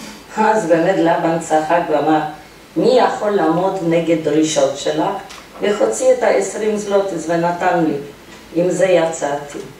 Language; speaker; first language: Hebrew; non-native, fluent; Polish